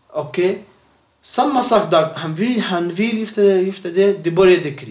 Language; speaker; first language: Swedish; non-native, learner; Arabic